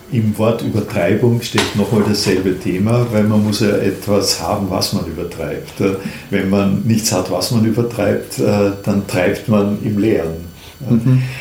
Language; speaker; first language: German; native; German